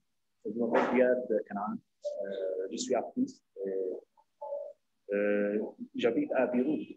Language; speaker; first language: French; non-native, learner; Arabic